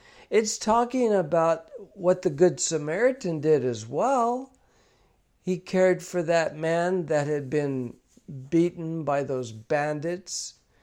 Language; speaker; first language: English; native; English